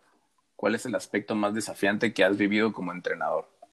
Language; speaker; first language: Spanish; native; Spanish